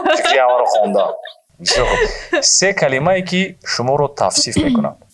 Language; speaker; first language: Tajik; native; Tajik